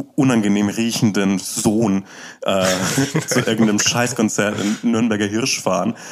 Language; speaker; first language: German; native; German